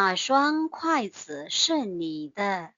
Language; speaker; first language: Chinese; non-native, fluent; Burmese